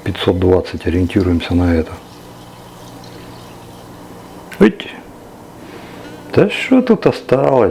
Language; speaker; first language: Russian; native; Russian